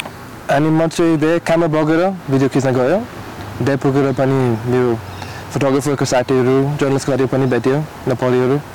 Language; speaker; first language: Nepali; non-native, learner; English